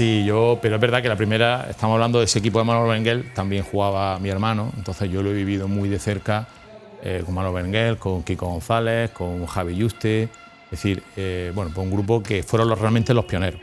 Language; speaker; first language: Spanish; native; Spanish